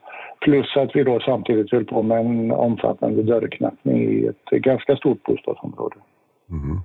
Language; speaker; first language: Swedish; native; Swedish